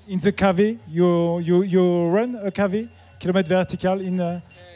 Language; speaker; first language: English; non-native, learner; French